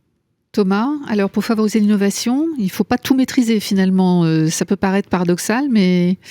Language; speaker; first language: French; native; French